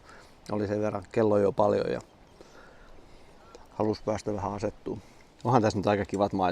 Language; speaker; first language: Finnish; native; Finnish